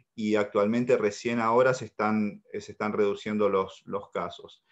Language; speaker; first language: Spanish; native; Spanish